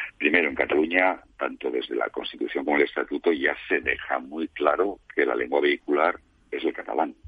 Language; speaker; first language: Spanish; non-native, local second language; Catalan